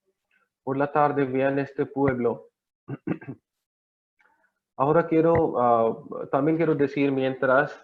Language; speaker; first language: Spanish; non-native, learner; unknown